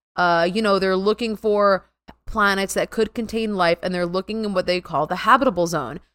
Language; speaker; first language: English; native; English